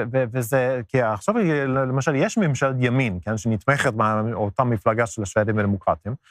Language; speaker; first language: Hebrew; non-native, fluent; Swedish